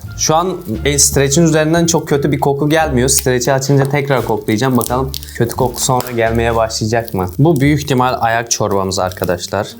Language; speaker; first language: Turkish; non-native, fluent; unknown